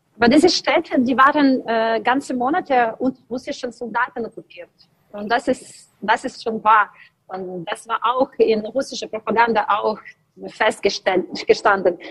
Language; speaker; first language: German; non-native, learner; Ukrainian